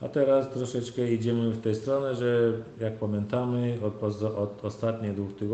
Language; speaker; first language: Polish; non-native, learner; Turkmen